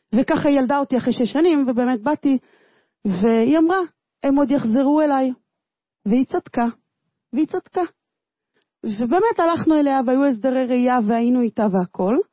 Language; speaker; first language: Hebrew; early bilingual, other home language; Russian